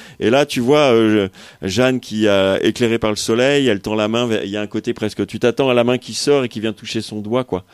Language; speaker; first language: French; native; French